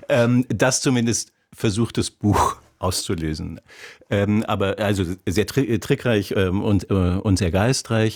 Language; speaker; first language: German; native; German